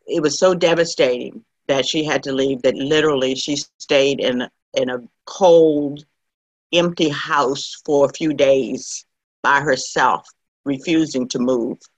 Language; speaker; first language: English; native; English